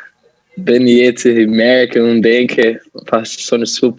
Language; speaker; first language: German; non-native, learner; Portuguese